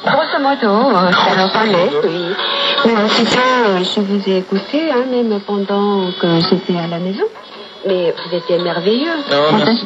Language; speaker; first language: French; native; French